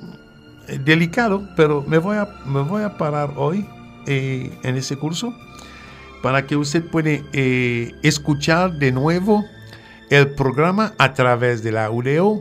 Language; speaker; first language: Spanish; non-native, fluent; French